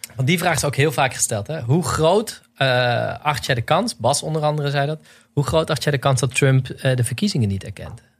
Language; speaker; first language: Dutch; native; Dutch